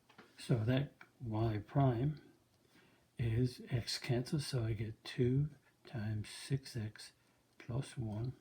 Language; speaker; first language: English; native; English